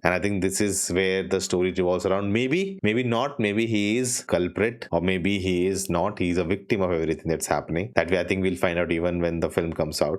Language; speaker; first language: English; non-native, local second language; Hindi